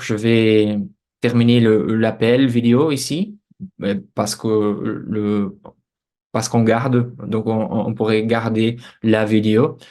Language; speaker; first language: French; non-native, fluent; Portuguese